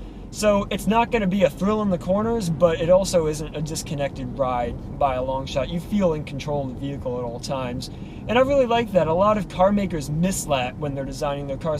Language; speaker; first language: English; native; English